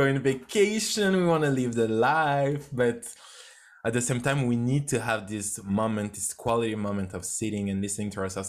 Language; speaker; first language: English; non-native, fluent; French